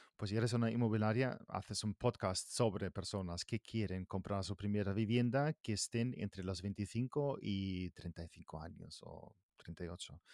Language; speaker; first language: Spanish; non-native, fluent; German